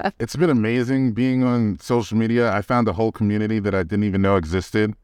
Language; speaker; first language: English; native; English